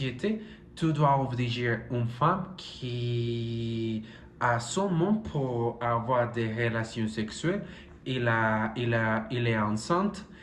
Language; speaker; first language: French; non-native, learner; Spanish